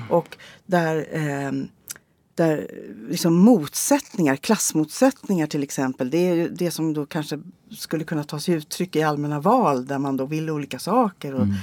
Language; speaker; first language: Swedish; native; Swedish